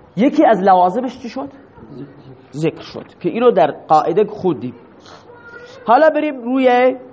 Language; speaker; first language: Persian; non-native, local second language; Baluchi